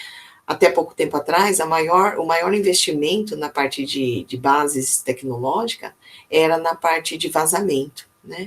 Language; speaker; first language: Portuguese; native; Portuguese